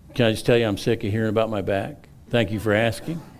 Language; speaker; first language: English; native; English